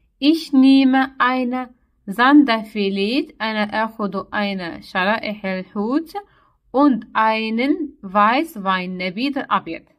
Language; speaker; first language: German; non-native, learner; Arabic